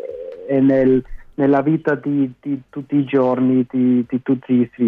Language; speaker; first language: Italian; non-native, fluent; German